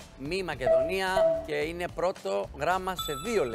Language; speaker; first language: Greek; native; Greek